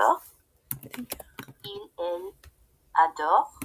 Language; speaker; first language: French; non-native, learner; Spanish